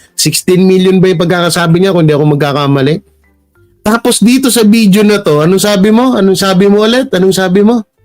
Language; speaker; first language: Filipino; non-native, local second language; Hiligaynon